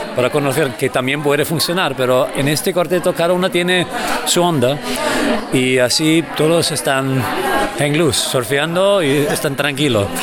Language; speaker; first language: Spanish; non-native, fluent; German